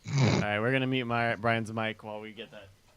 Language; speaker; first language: English; native; English